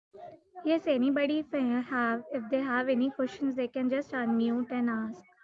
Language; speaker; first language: English; non-native, local second language; Hindi